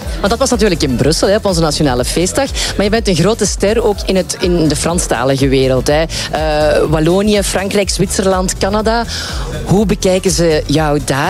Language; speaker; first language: Dutch; native; Dutch